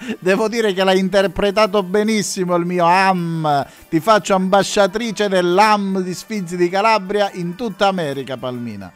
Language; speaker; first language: Italian; native; Italian